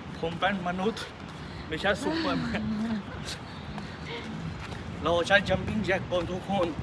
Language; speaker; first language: Thai; non-native, learner; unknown